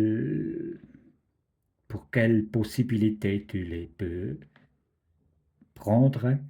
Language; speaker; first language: French; non-native, fluent; German